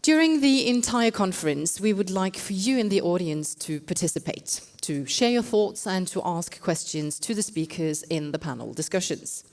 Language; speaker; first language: English; non-native, fluent; Norwegian